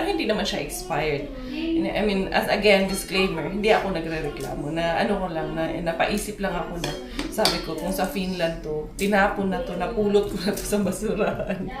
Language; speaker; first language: Filipino; non-native, local second language; Cebuano